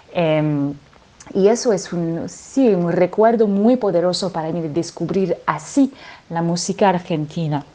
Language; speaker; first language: Spanish; non-native, fluent; French